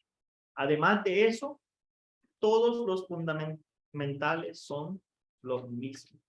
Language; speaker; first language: Spanish; non-native, fluent; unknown